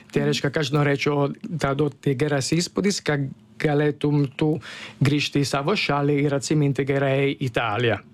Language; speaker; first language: Lithuanian; non-native, learner; Italian